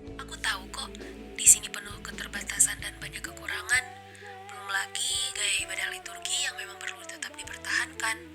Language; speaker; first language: Indonesian; native; Indonesian